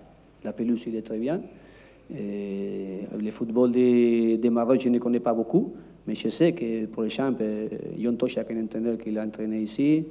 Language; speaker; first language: French; non-native, learner; Spanish